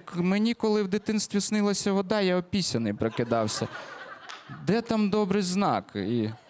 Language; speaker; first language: Ukrainian; non-native, local second language; Russian